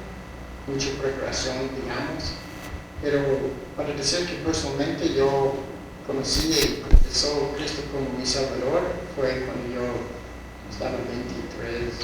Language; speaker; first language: Spanish; non-native, fluent; English